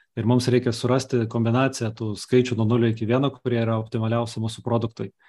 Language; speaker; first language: Lithuanian; non-native, local second language; Russian